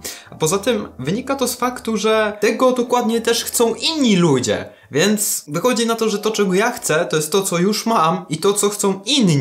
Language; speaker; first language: Polish; native; Polish